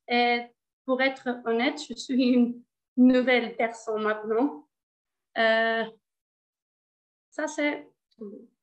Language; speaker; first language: French; non-native, learner; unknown